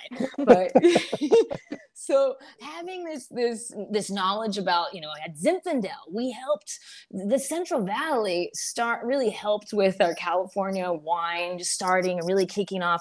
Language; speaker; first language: English; native; English